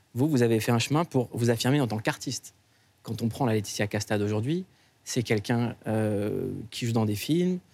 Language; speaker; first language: French; native; French